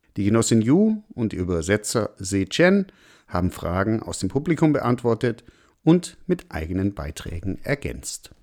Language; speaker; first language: German; native; German